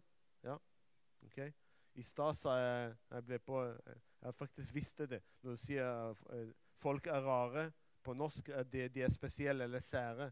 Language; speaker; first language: Norwegian; non-native, fluent; Hebrew